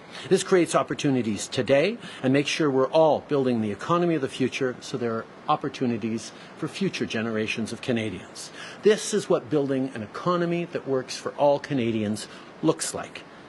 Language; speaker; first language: English; early bilingual, other home language; French